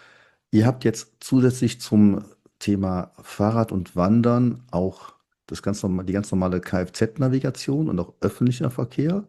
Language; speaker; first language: German; native; German